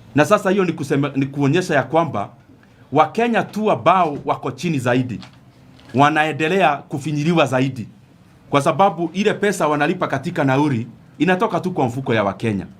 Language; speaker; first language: Swahili; non-native, local second language; Kikuyu